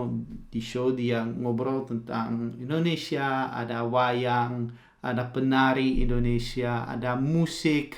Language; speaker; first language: Indonesian; early bilingual, heritage; Dutch